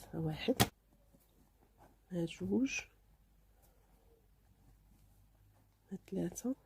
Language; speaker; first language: Arabic; native; Arabic